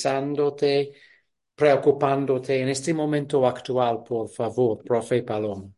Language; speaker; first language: Spanish; non-native, fluent; English